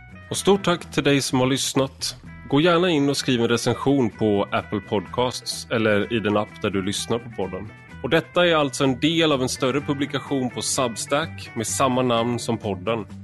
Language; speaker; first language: Swedish; native; Swedish